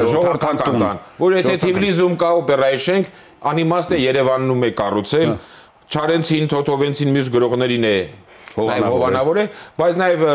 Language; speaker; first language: Armenian; native; Armenian